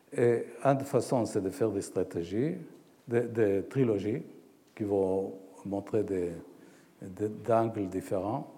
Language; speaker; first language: French; non-native, fluent; Hebrew